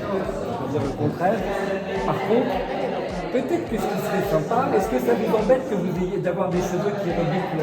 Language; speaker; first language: French; native; French